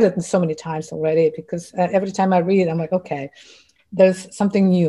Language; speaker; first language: English; non-native, fluent; Russian